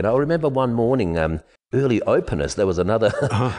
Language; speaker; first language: English; non-native, fluent; German